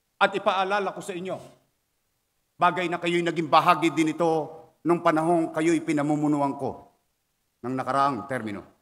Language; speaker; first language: Filipino; native; Filipino